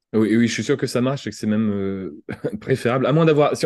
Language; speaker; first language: French; native; French